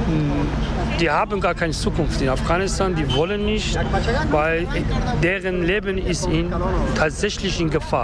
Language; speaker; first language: German; non-native, learner; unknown